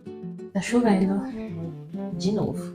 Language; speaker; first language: Portuguese; non-native, fluent; French